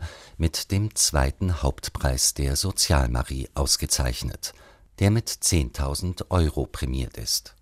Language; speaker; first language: German; native; German